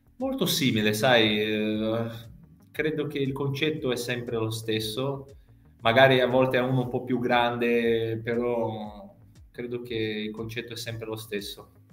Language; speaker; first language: Italian; non-native, fluent; Portuguese